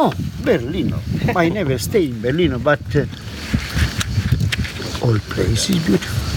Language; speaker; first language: English; non-native, learner; Italian